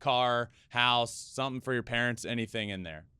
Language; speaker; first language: English; native; English